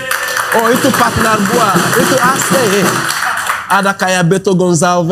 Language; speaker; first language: Indonesian; non-native, fluent; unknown